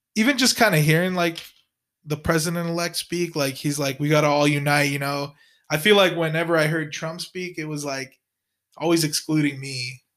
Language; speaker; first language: English; early bilingual, other home language; Spanish